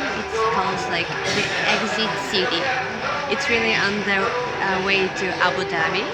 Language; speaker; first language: English; non-native, learner; Russian